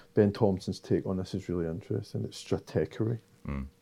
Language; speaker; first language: English; native; English